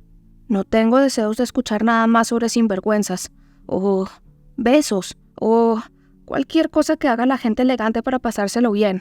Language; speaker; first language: Spanish; native; Spanish